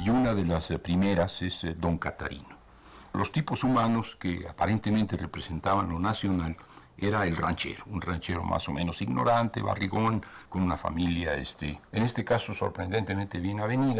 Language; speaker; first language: Spanish; native; Spanish